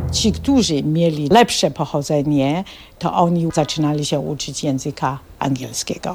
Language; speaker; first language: Polish; non-native, fluent; Chinese